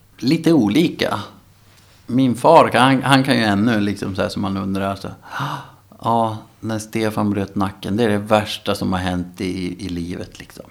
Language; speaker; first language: Swedish; native; Swedish